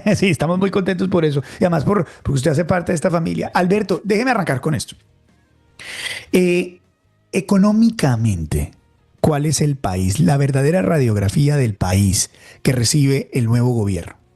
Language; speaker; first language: Spanish; native; Spanish